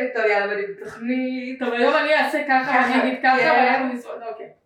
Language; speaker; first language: Hebrew; native; Hebrew